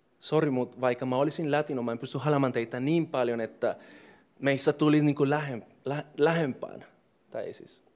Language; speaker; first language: Finnish; non-native, fluent; English